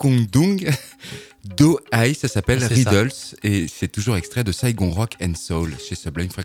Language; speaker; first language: French; native; French